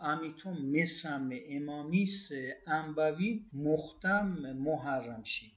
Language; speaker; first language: Georgian; early bilingual, heritage; Georgian